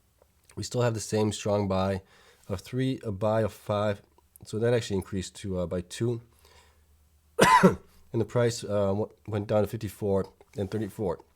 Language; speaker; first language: English; native; English